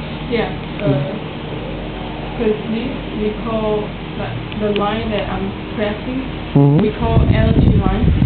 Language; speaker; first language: English; non-native, learner; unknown